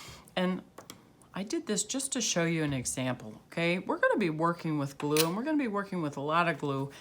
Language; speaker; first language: English; native; English